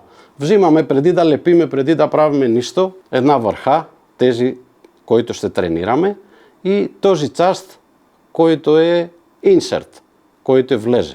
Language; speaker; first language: Bulgarian; non-native, fluent; Macedonian